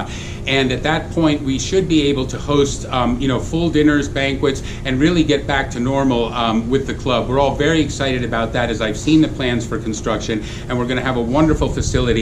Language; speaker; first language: English; native; English